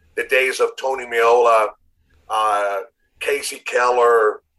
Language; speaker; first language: English; non-native, fluent; Spanish